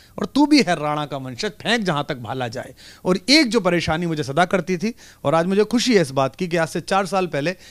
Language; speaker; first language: Hindi; native; Hindi